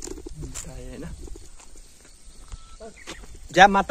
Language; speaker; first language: Japanese; non-native, learner; Nepali